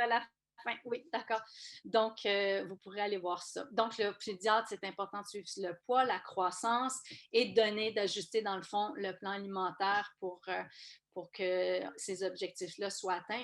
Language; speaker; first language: French; native; French